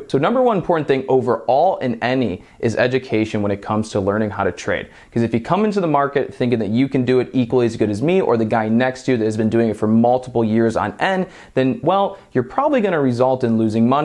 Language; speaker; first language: English; native; English